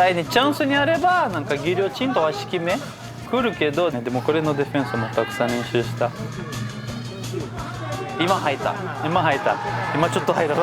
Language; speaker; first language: Japanese; non-native, learner; Portuguese